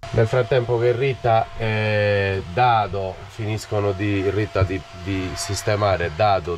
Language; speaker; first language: Italian; native; Italian